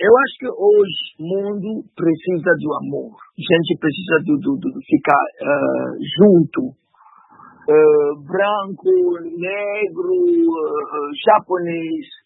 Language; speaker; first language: Portuguese; non-native, learner; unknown